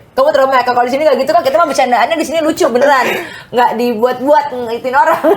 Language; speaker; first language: Indonesian; native; Indonesian